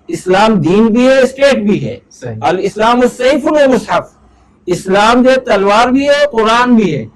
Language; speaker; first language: Urdu; non-native, local second language; Pashto